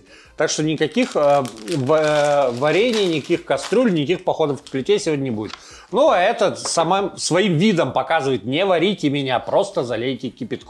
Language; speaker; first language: Russian; native; Russian